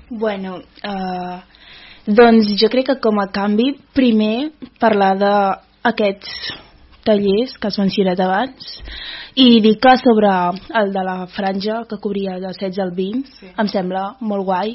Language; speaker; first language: Catalan; early bilingual, other home language; Wolof